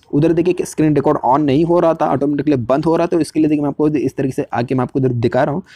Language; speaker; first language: Hindi; native; Hindi